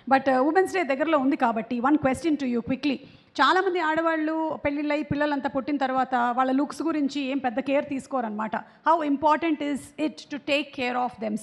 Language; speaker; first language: Telugu; native; Telugu